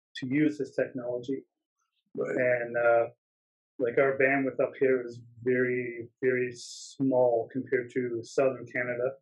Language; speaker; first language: English; native; English